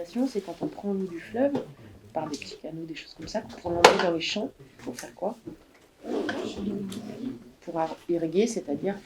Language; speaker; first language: French; native; French